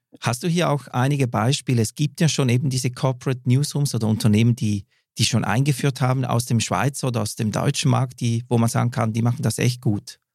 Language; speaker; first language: German; native; German